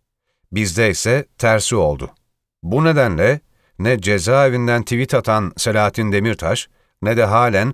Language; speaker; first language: Turkish; native; Turkish